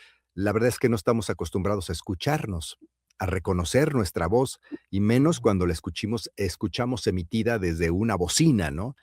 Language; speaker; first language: Spanish; native; Spanish